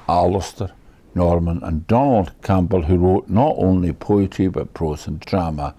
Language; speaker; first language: English; native; English